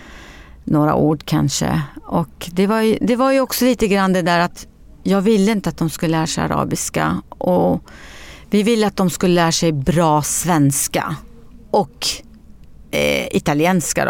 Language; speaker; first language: Swedish; early bilingual, other home language; Arabic